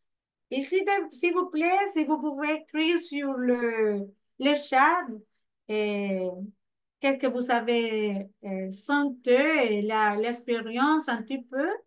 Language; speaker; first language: French; non-native, fluent; Spanish